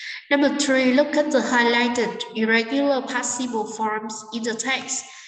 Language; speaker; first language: English; non-native, fluent; Vietnamese